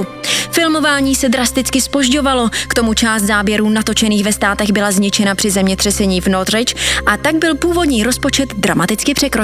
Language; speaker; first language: Czech; native; Czech